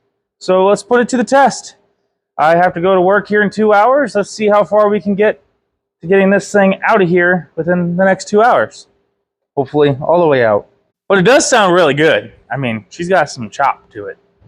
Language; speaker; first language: English; native; English